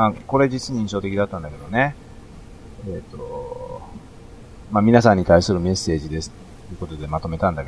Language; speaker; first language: Japanese; native; Japanese